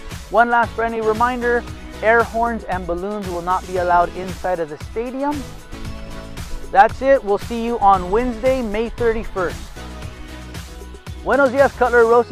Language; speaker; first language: English; early bilingual, other home language; Spanish